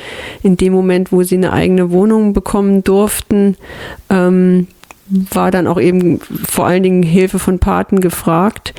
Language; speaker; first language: German; native; German